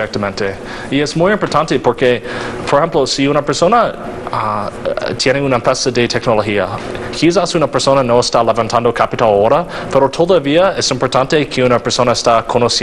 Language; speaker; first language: Spanish; non-native, learner; English